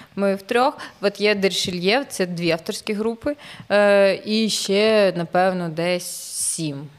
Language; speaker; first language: Ukrainian; non-native, local second language; Russian